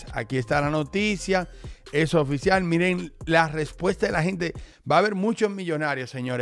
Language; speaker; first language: Spanish; native; Spanish